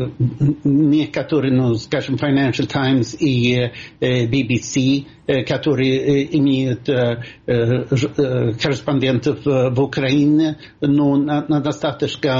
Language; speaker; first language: Russian; non-native, fluent; Swedish